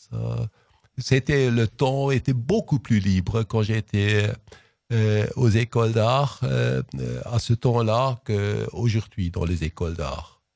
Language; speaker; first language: French; non-native, local second language; Swiss German